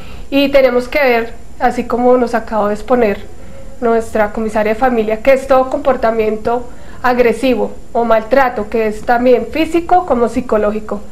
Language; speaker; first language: Spanish; native; Spanish